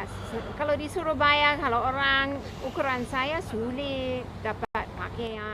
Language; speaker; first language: Indonesian; non-native, fluent; English